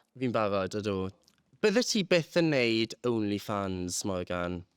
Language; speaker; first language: Welsh; native; Welsh